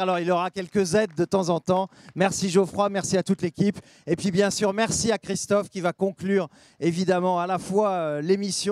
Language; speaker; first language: French; native; French